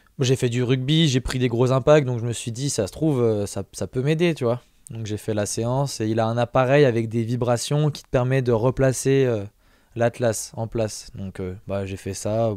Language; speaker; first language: French; native; French